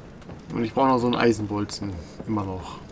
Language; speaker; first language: German; native; German